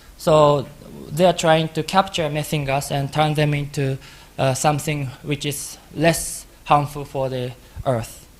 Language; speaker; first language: English; non-native, fluent; Japanese